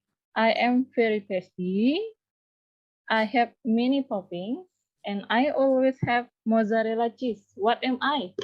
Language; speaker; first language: English; non-native, learner; Indonesian